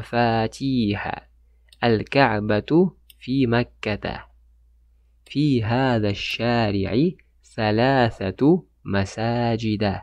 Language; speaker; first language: Arabic; non-native, fluent; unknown